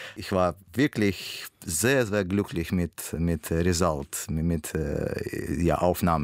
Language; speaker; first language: German; non-native, learner; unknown